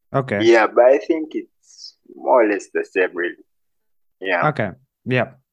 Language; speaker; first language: English; non-native, local second language; Ganda